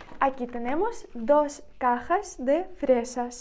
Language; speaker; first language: Spanish; non-native, learner; Ukrainian